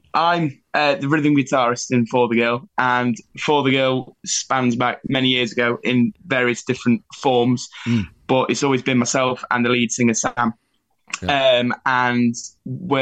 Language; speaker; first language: English; native; English